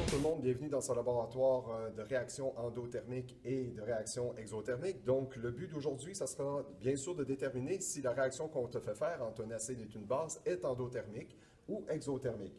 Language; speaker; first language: French; native; French